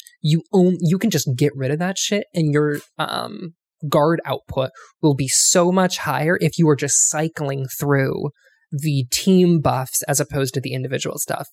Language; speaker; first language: English; native; English